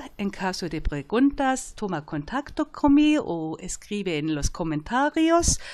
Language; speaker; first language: Spanish; non-native, fluent; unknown